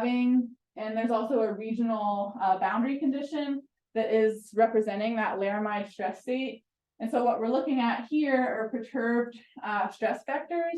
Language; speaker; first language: English; native; English